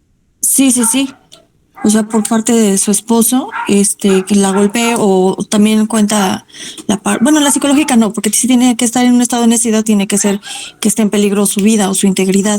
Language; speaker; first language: Spanish; native; Spanish